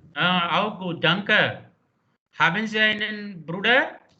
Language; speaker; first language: German; non-native, fluent; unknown